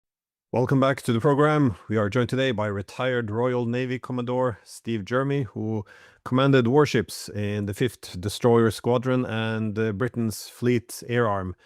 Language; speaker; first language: English; non-native, fluent; Norwegian